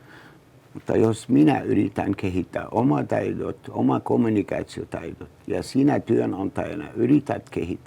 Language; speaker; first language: Finnish; non-native, learner; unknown